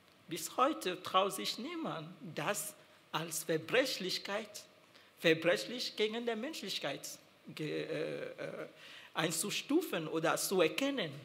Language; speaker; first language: German; non-native, fluent; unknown